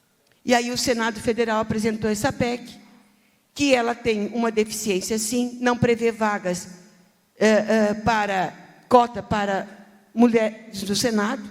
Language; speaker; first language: Portuguese; native; Portuguese